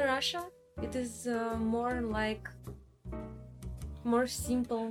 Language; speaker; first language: English; non-native, learner; Russian